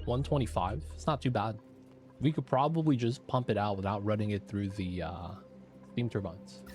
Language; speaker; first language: English; native; English